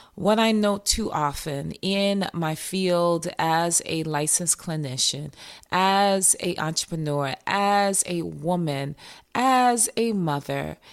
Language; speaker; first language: English; native; English